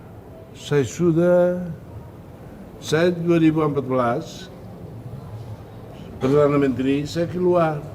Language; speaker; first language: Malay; non-native, fluent; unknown